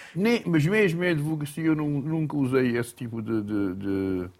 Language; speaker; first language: Portuguese; non-native, local second language; Kabuverdianu